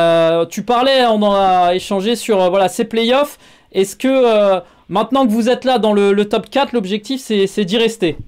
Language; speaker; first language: French; native; French